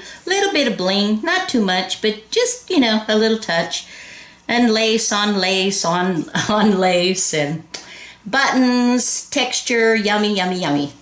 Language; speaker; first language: English; native; English